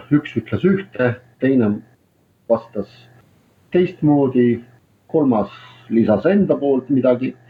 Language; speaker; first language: Estonian; non-native, local second language; Russian